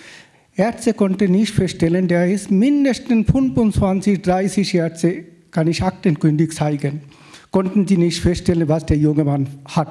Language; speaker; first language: German; non-native, fluent; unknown